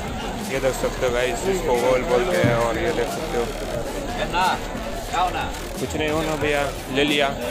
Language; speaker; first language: Hindi; non-native, local second language; Kannada